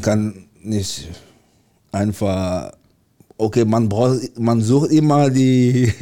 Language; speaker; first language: German; non-native, learner; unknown